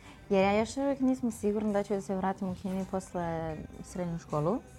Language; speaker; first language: Croatian; non-native, learner; Chinese